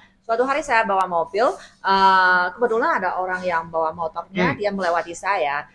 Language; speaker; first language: Indonesian; non-native, fluent; Chinese